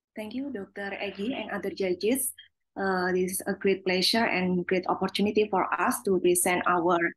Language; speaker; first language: English; non-native, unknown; Indonesian